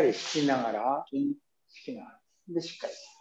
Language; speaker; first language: Japanese; native; Japanese